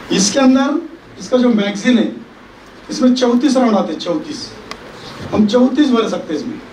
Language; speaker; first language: Hindi; non-native, local second language; Marathi